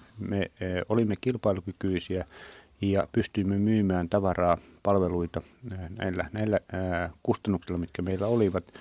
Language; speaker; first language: Finnish; native; Finnish